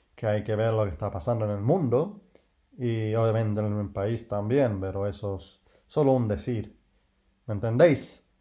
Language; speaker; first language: Spanish; non-native, fluent; English